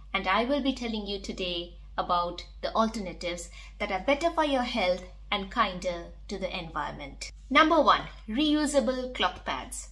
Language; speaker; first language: English; non-native, local second language; Bangla